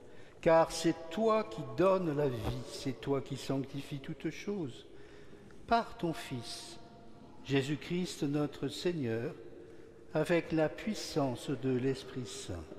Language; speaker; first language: French; native; French